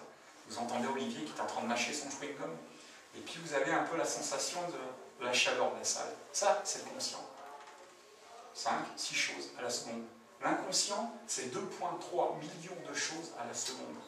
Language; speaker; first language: French; native; French